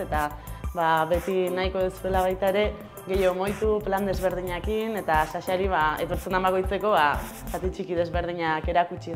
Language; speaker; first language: Basque; native; Basque